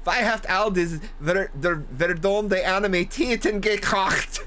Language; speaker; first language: Dutch; non-native, learner; English